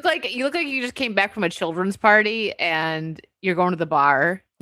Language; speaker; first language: English; native; English